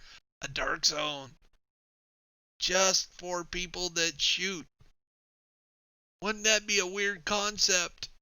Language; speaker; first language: English; native; English